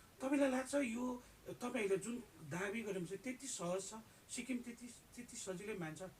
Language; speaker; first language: Nepali; native; Nepali